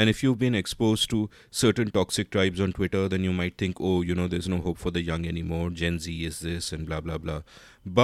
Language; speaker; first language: English; non-native, local second language; Hindi